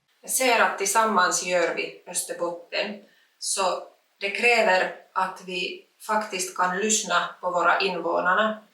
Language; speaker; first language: Swedish; non-native, local second language; Finnish